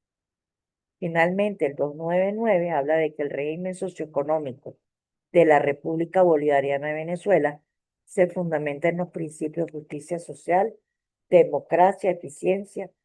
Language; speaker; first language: Spanish; native; Spanish